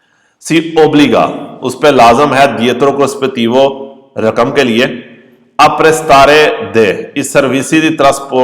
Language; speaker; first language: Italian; non-native, fluent; Urdu